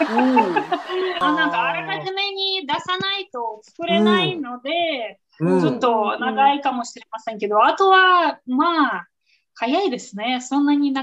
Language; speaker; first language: Japanese; non-native, fluent; Russian